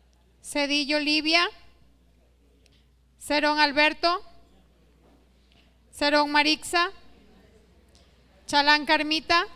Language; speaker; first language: Spanish; native; Spanish